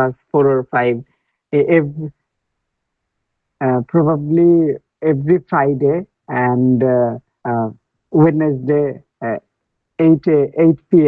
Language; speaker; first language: English; non-native, learner; Bangla